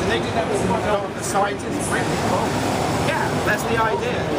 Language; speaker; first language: English; native; English